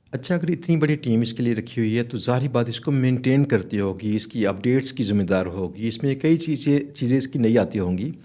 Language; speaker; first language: Urdu; native; Urdu